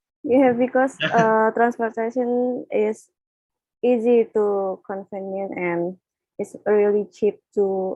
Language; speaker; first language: English; non-native, learner; Indonesian